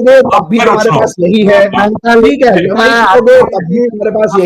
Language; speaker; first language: Hindi; native; Hindi